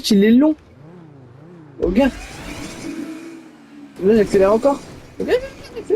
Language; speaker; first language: French; native; French